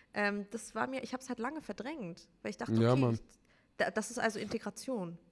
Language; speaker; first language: German; early bilingual, other home language; Turkish